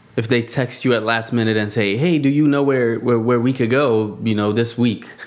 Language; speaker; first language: English; non-native, fluent; Amharic